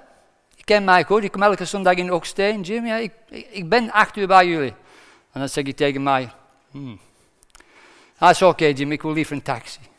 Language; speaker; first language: Dutch; non-native, fluent; English